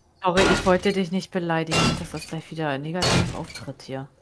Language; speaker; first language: German; native; German